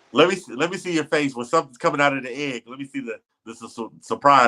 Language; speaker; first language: English; native; English